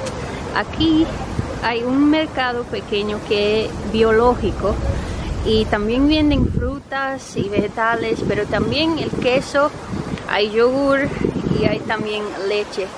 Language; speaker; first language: Spanish; early bilingual, heritage; Spanish